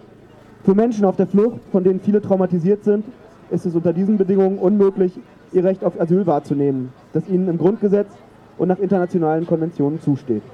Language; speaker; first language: German; native; German